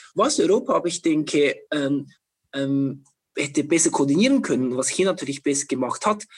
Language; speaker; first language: German; non-native, fluent; Chinese